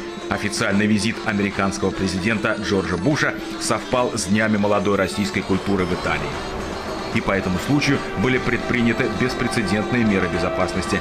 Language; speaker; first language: Russian; native; Russian